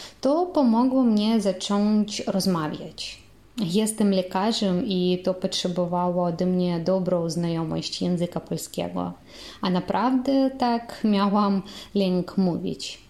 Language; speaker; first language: Polish; non-native, learner; Belarusian